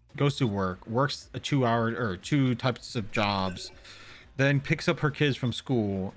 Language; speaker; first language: English; native; English